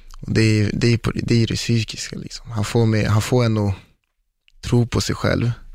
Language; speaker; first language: Swedish; early bilingual, other home language; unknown